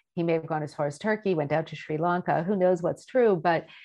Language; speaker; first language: English; native; English